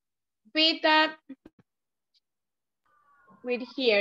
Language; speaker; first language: English; non-native, learner; Spanish